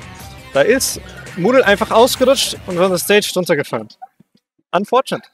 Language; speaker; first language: German; native; German